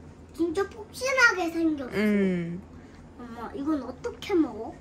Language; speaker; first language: Korean; early bilingual, other home language; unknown